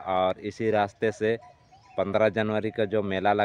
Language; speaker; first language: Hindi; native; Hindi